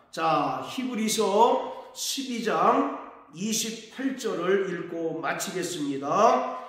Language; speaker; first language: Korean; native; Korean